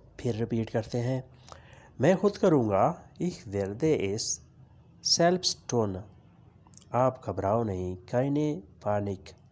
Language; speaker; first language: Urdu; non-native, local second language; Punjabi